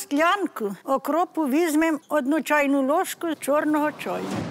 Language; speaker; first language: Ukrainian; native; Ukrainian